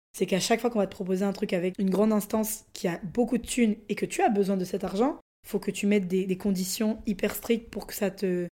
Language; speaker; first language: French; non-native, local second language; Lingala